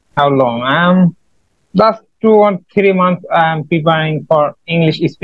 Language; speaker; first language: English; non-native, learner; Bangla